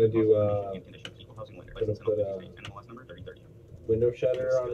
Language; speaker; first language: English; native; English